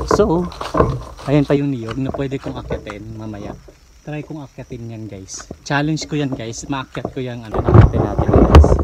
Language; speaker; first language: Filipino; non-native, local second language; Cebuano